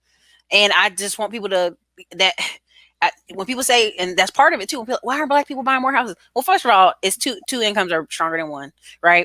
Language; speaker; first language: English; native; English